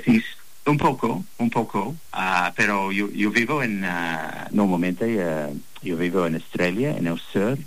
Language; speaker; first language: Spanish; non-native, learner; English